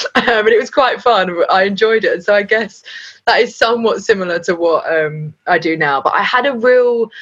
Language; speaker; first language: English; native; English